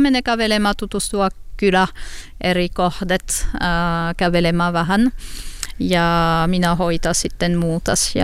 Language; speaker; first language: Finnish; non-native, learner; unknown